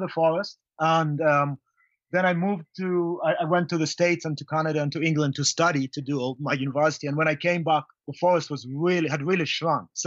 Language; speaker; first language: English; non-native, local second language; Luyia